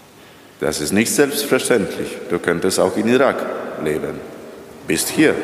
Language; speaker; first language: German; non-native, fluent; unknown